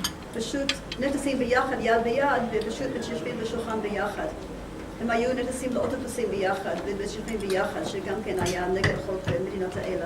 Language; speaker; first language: Hebrew; non-native, fluent; English